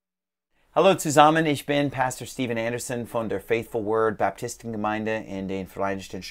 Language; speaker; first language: German; non-native, learner; English